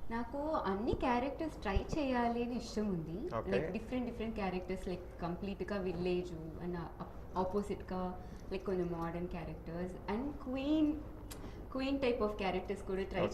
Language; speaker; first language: Telugu; non-native, learner; Tamil